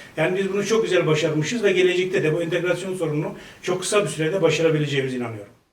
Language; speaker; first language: Turkish; native; Turkish